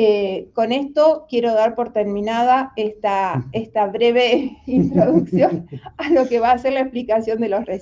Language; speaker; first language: Spanish; native; Spanish